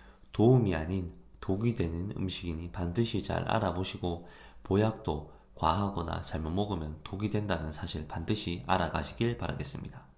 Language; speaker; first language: Korean; native; Korean